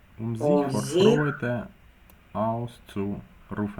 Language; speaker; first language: German; non-native, fluent; Ukrainian